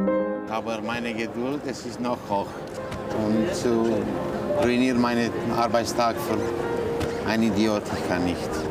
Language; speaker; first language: German; non-native, learner; Romanian